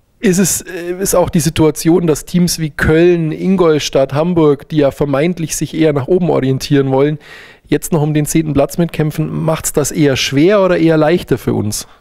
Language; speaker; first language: German; native; German